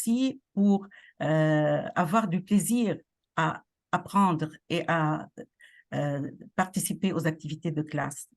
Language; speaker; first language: French; non-native, local second language; Arabic